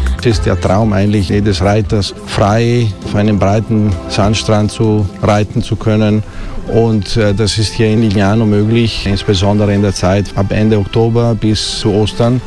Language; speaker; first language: German; non-native, fluent; Italian